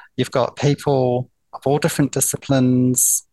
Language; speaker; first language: English; native; English